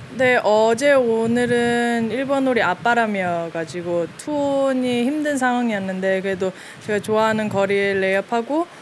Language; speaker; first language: Korean; early bilingual, heritage; Korean